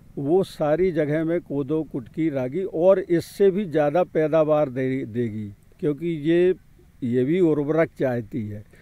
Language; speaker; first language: Hindi; native; Hindi